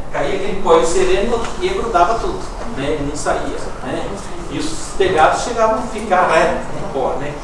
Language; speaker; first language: Portuguese; native; Portuguese